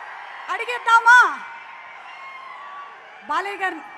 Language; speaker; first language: Telugu; native; Telugu